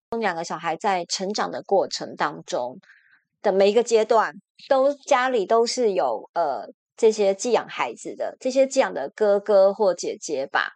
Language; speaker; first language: Chinese; native; Chinese